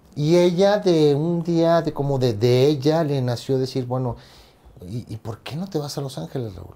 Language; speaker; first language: Spanish; native; Spanish